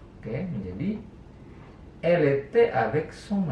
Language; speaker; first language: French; non-native, fluent; Indonesian